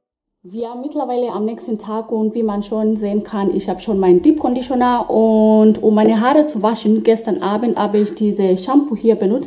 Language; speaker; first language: German; non-native, fluent; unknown